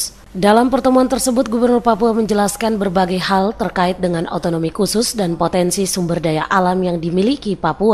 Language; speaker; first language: Indonesian; native; Indonesian